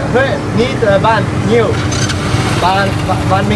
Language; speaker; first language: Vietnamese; non-native, learner; Czech